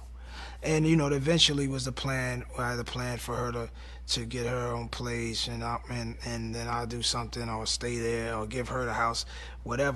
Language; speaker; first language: English; native; English